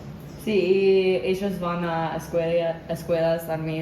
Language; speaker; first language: Spanish; non-native, learner; English